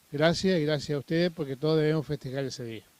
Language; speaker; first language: Spanish; native; Spanish